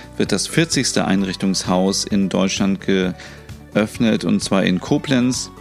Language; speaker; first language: German; native; German